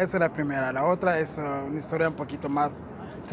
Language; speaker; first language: Spanish; non-native, learner; Portuguese